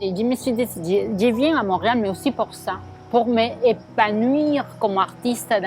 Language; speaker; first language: French; non-native, fluent; Spanish